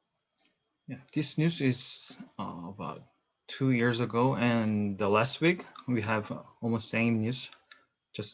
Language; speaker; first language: English; non-native, learner; Korean